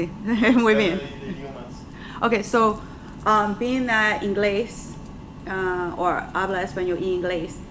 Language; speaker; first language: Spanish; non-native, learner; English